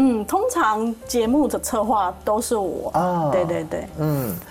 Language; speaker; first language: Chinese; native; Chinese